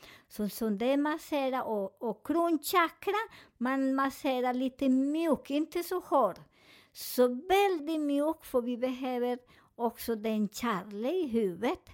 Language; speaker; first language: Swedish; non-native, learner; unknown